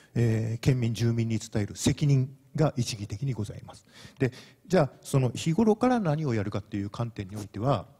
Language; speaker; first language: Japanese; native; Japanese